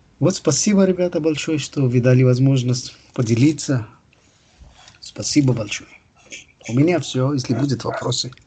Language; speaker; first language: Russian; non-native, fluent; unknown